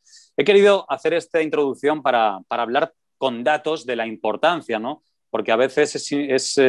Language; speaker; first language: Spanish; native; Spanish